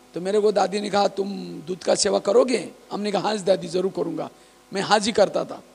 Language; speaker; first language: Hindi; non-native, local second language; Marathi